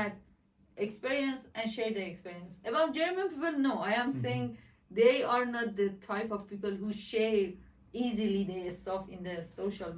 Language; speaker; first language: English; non-native, learner; Persian